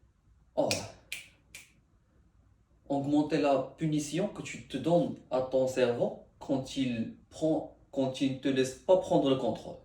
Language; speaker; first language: French; non-native, learner; Arabic